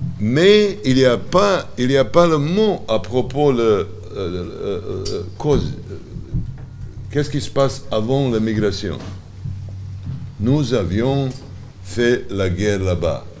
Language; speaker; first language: French; non-native, learner; Serbian